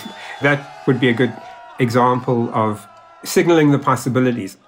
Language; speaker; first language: English; native; English